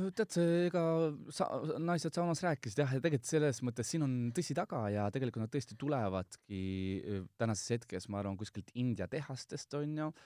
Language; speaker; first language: Estonian; non-native, local second language; Russian